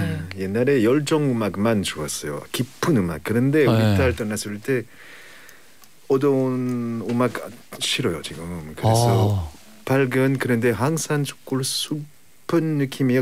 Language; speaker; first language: Korean; non-native, learner; French